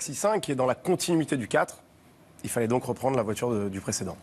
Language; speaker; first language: French; native; French